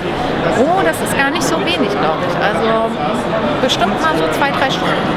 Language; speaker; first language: German; native; German